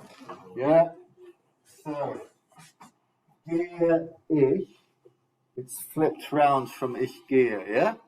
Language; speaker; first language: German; non-native, fluent; English